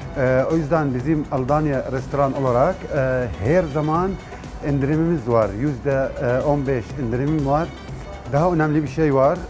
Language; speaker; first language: Turkish; non-native, learner; Arabic